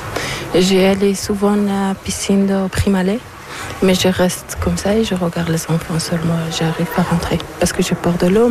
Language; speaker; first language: French; non-native, learner; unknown